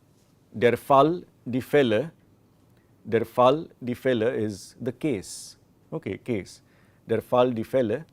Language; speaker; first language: German; non-native, fluent; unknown